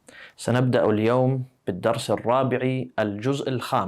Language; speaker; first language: Arabic; non-native, fluent; English